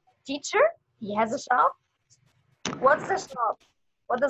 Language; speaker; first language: English; non-native, fluent; Arabic